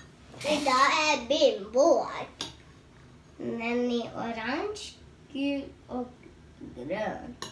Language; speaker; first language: Swedish; early bilingual, other home language; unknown